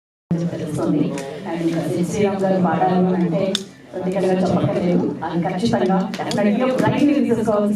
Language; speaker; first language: Telugu; native; Telugu